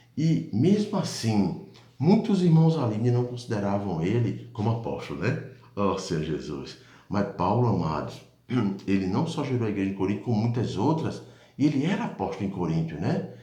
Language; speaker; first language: Portuguese; native; Portuguese